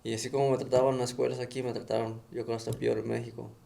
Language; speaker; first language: Spanish; early bilingual, other home language; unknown